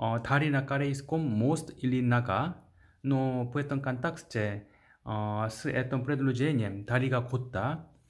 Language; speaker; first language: Russian; non-native, learner; Korean